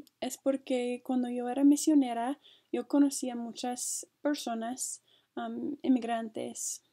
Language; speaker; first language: Spanish; non-native, fluent; English